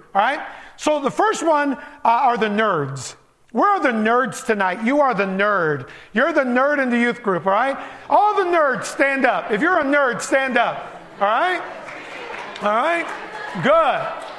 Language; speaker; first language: English; early bilingual, other home language; Spanish